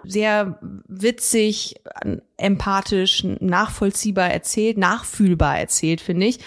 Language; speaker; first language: German; native; German